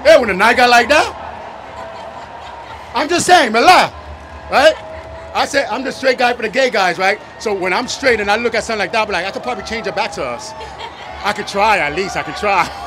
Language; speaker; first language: English; early bilingual, other home language; Spanish